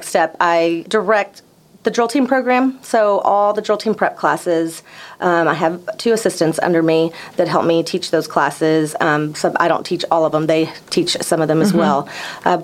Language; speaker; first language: English; native; English